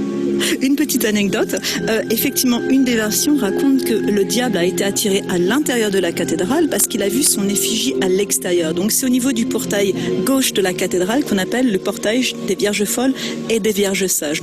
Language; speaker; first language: French; native; French